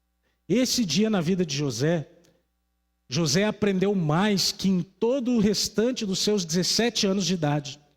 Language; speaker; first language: Portuguese; native; Portuguese